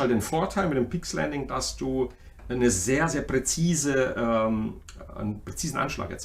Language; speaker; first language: German; native; German